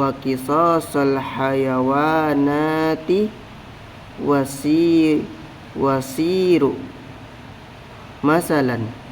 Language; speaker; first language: Arabic; non-native, learner; Indonesian